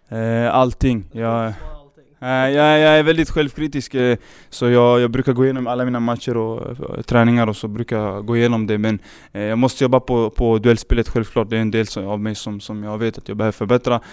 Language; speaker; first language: Swedish; early bilingual, other home language; Serbian